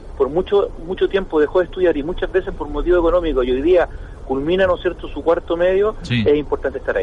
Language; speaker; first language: Spanish; native; Spanish